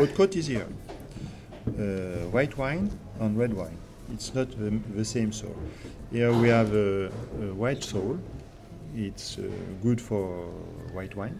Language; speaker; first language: English; non-native, learner; French